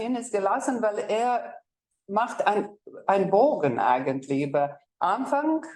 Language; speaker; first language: German; non-native, fluent; Croatian